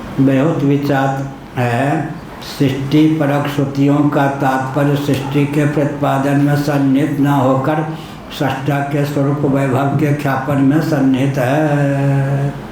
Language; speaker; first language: Hindi; non-native, local second language; Maithili